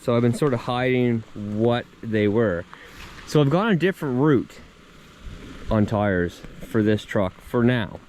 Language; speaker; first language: English; native; English